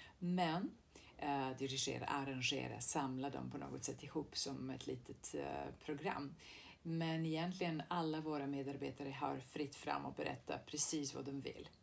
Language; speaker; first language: Swedish; non-native, fluent; Serbian